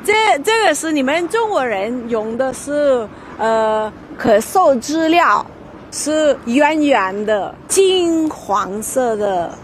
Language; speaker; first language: Chinese; non-native, learner; Spanish